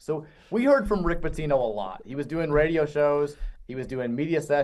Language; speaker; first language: English; native; English